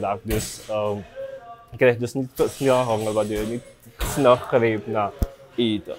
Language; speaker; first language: Dutch; native; Dutch